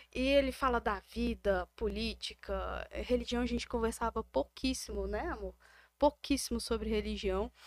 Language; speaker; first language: Portuguese; native; Portuguese